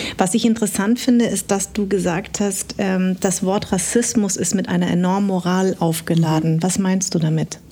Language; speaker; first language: German; early bilingual, other home language; Vietnamese